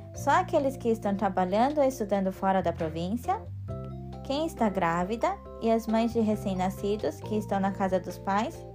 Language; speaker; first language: Portuguese; non-native, fluent; Japanese